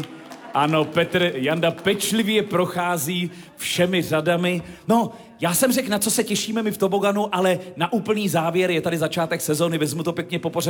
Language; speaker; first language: Czech; native; Czech